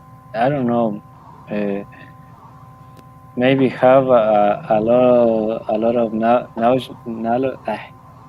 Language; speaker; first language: English; non-native, learner; Spanish